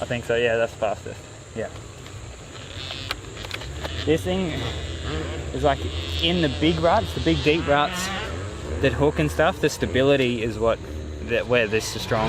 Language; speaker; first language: English; native; English